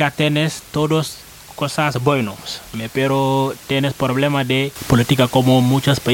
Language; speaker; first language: Spanish; non-native, learner; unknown